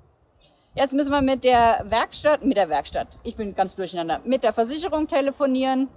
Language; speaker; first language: German; native; German